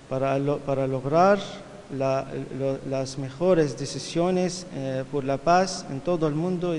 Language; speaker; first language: Spanish; non-native, fluent; Arabic